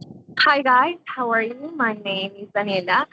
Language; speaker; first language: English; non-native, learner; Spanish